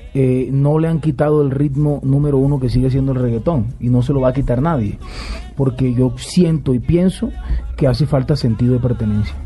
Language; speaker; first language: Spanish; native; Spanish